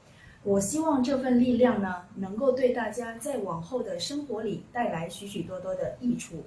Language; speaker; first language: Chinese; native; Chinese